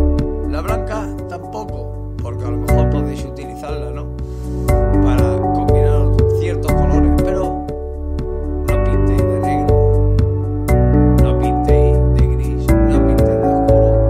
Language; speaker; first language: Spanish; native; Spanish